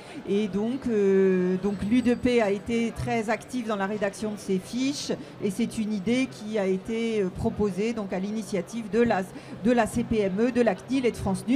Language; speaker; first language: French; native; French